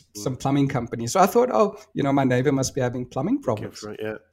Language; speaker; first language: English; native; English